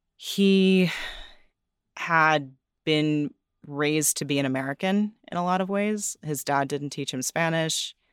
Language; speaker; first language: English; native; English